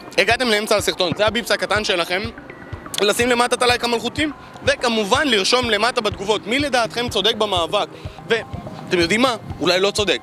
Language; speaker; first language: Hebrew; native; Hebrew